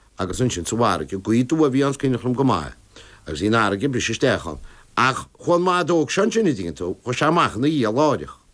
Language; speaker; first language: Irish; native; Irish